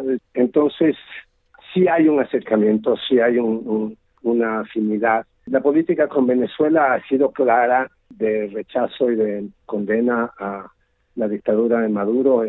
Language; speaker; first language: Spanish; native; Spanish